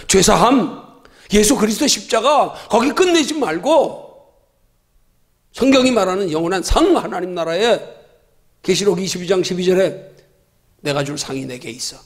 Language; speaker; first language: Korean; native; Korean